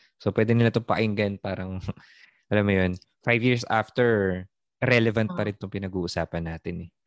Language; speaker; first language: Filipino; native; Filipino